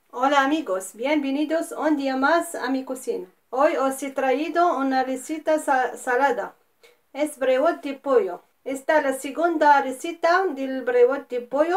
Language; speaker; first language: Spanish; non-native, fluent; Arabic